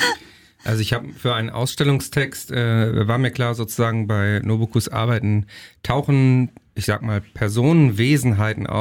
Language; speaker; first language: German; native; German